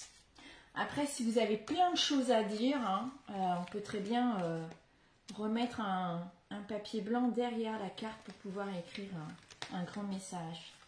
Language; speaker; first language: French; native; French